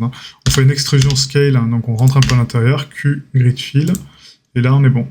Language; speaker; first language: French; native; French